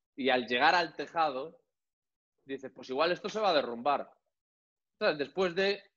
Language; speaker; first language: Spanish; native; Spanish